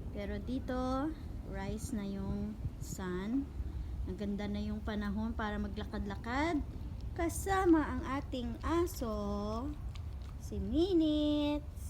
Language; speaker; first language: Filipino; non-native, local second language; Cebuano